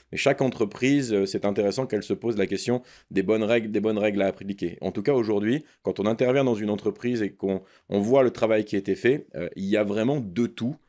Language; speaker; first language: French; native; French